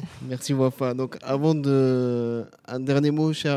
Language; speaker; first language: French; native; French